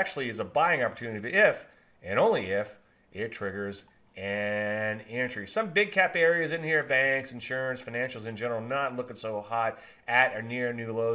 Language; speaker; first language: English; native; English